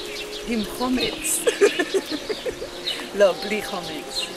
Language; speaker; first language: Hebrew; non-native, learner; English